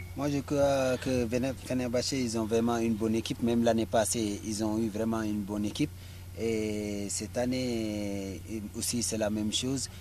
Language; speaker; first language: French; non-native, fluent; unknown